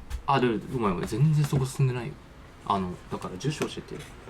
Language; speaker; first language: Japanese; native; Japanese